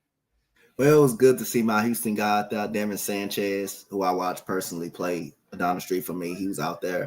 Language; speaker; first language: English; native; English